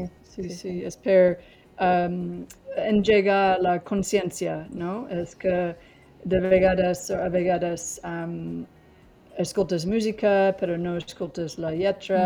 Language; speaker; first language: Catalan; non-native, learner; English